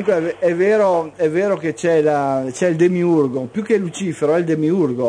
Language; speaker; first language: Italian; native; Italian